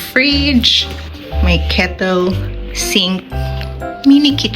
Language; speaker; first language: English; non-native, local second language; Filipino